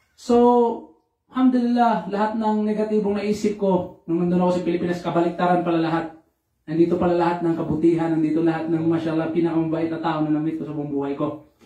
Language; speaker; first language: Filipino; non-native, local second language; Cebuano